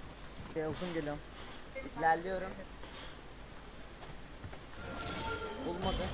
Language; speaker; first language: Turkish; native; Turkish